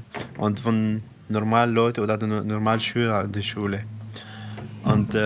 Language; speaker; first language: German; non-native, fluent; Arabic